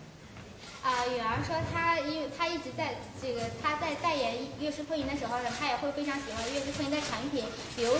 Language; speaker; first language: Chinese; native; Chinese